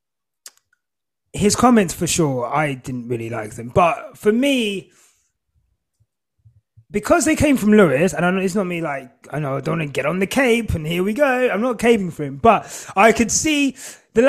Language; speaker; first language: English; native; English